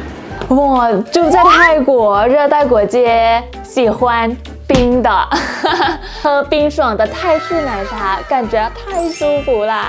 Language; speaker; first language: Chinese; non-native, fluent; Thai